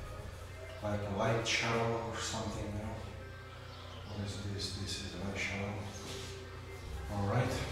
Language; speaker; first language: English; non-native, fluent; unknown